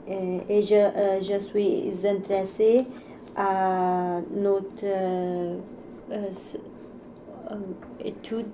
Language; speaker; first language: French; non-native, learner; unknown